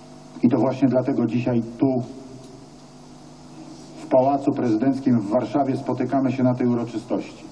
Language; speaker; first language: Polish; native; Polish